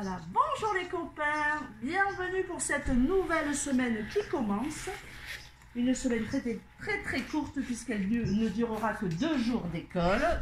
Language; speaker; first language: French; native; French